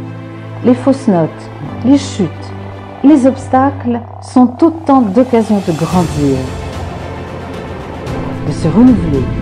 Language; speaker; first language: French; native; French